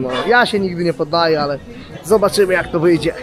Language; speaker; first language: Polish; native; Polish